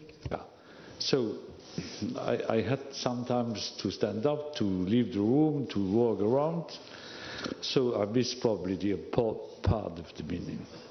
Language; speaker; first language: English; non-native, fluent; Luxembourgish